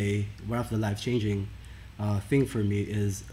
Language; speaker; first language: English; non-native, local second language; Filipino